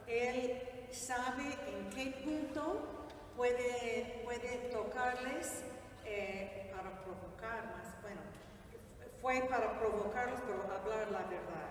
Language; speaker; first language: Spanish; non-native, fluent; English